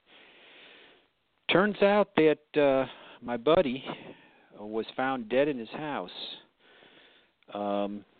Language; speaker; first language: English; native; English